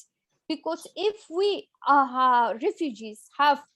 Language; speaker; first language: English; non-native, fluent; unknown